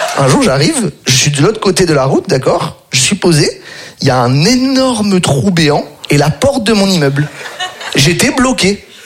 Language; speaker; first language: French; native; French